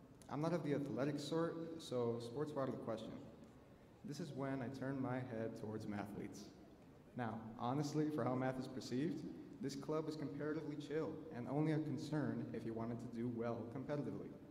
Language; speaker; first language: English; early bilingual, other home language; Spanish